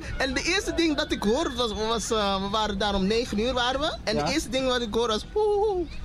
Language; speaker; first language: Dutch; native; Dutch